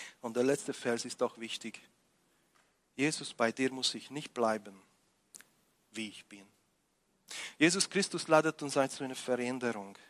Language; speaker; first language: German; non-native, fluent; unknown